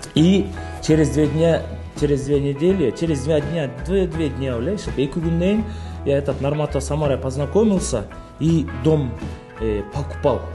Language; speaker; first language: Russian; non-native, local second language; Kyrgyz